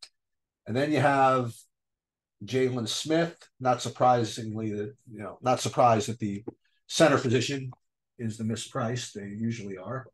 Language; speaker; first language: English; native; English